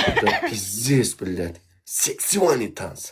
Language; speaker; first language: Russian; non-native, learner; Turkmen